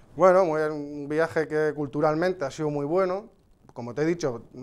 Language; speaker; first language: Spanish; native; Spanish